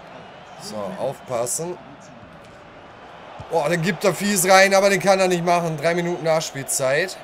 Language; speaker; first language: German; native; German